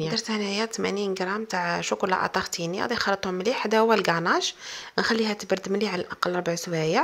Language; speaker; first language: Arabic; native; Arabic